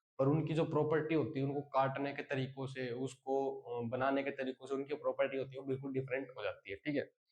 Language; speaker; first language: Hindi; native; Hindi